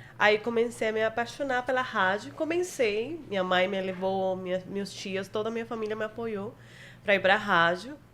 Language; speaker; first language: Portuguese; non-native, fluent; Spanish